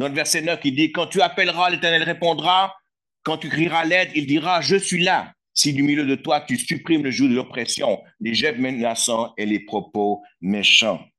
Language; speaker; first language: French; native; French